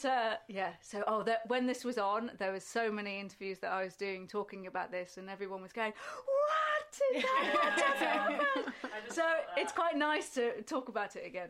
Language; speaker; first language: English; native; English